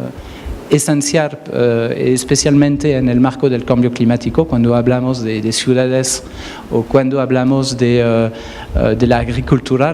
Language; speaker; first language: Spanish; non-native, fluent; French